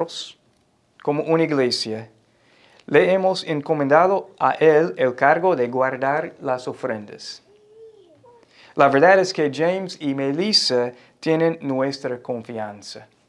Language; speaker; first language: Spanish; non-native, fluent; English